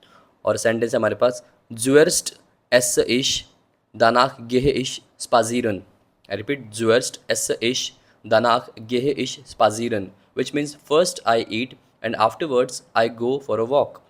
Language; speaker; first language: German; non-native, learner; Hindi